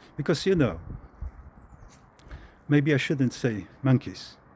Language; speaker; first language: English; non-native, fluent; Polish